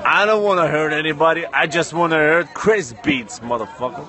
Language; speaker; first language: English; non-native, learner; Russian